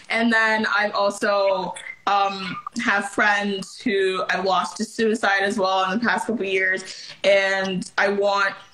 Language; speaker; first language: English; early bilingual, other home language; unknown